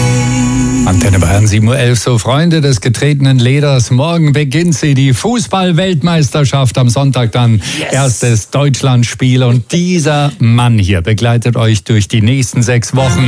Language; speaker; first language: German; native; German